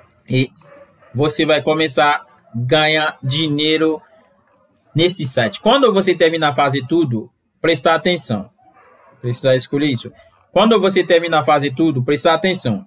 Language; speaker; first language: Portuguese; non-native, fluent; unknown